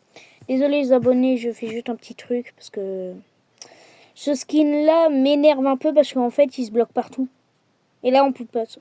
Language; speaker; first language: French; native; French